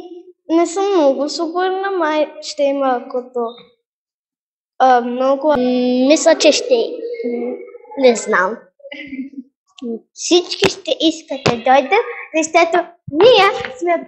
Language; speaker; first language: Bulgarian; early bilingual, heritage; Bulgarian